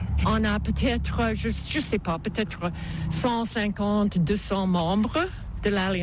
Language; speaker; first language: French; non-native, fluent; English